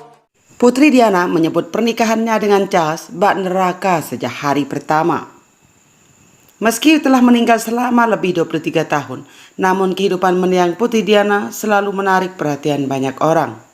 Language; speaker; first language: Indonesian; native; Indonesian